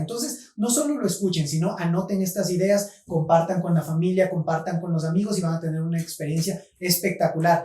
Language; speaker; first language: Spanish; native; Spanish